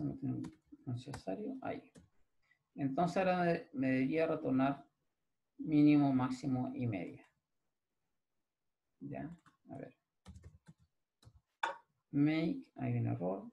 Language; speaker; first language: Spanish; native; Spanish